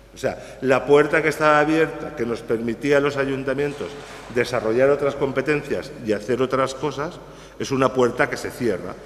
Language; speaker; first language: Spanish; native; Spanish